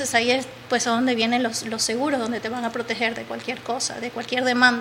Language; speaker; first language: Spanish; native; Spanish